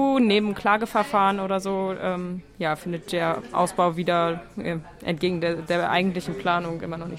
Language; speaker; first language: German; native; German